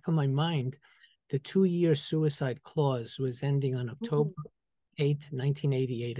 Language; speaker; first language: English; early bilingual, other home language; Spanish